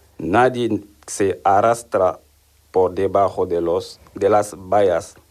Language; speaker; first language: Spanish; non-native, learner; Wolof